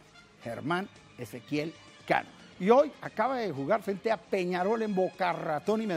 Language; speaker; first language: Spanish; native; Spanish